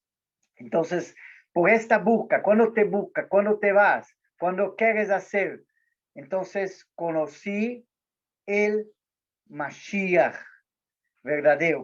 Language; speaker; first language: Spanish; non-native, fluent; Portuguese